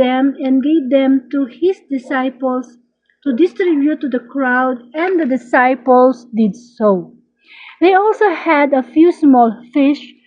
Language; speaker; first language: English; non-native, local second language; Filipino